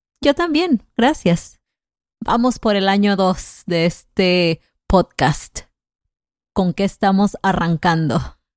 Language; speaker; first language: Spanish; native; Spanish